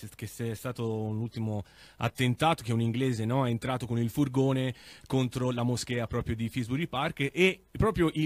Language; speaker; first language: Italian; native; Italian